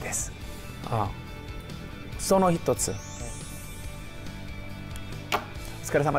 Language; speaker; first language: Japanese; non-native, fluent; Korean